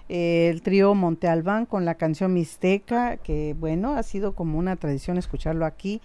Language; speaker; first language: Spanish; non-native, local second language; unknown